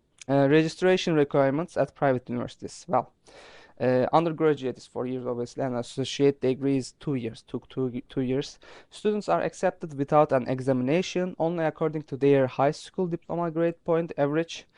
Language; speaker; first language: English; non-native, fluent; Turkish